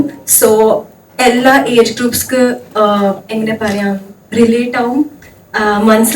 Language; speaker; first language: Malayalam; non-native, learner; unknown